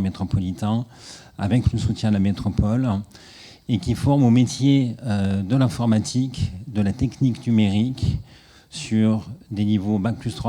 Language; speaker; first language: French; native; French